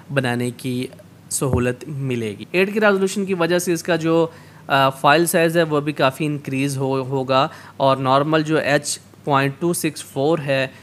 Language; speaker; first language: Urdu; native; Urdu